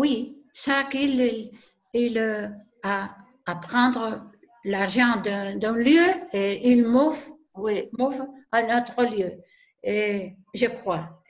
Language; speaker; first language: French; non-native, learner; Spanish